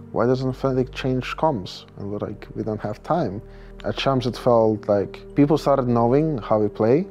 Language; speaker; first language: English; non-native, fluent; Russian